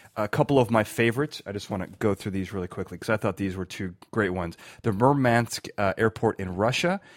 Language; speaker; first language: English; native; English